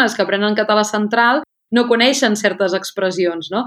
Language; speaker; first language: Catalan; native; Catalan